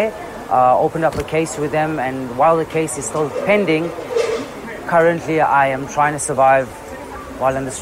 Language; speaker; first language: English; native; English